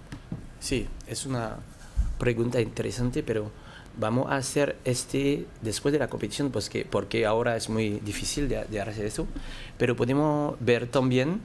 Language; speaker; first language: Spanish; non-native, learner; French